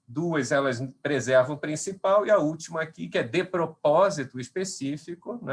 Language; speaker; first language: Portuguese; native; Portuguese